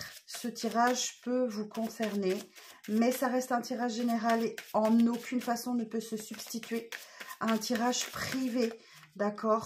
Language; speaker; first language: French; native; French